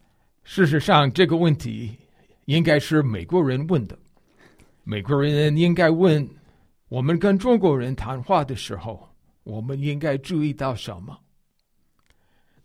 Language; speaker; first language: Chinese; non-native, fluent; English